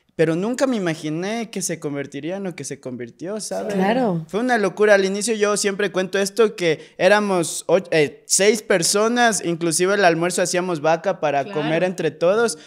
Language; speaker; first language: Spanish; native; Spanish